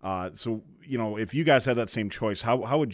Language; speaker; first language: English; native; English